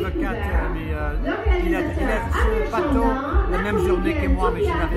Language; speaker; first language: French; non-native, learner; English